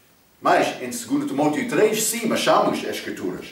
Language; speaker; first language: Portuguese; non-native, fluent; English